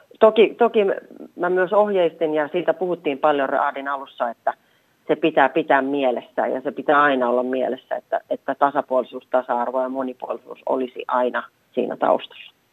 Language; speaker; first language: Finnish; native; Finnish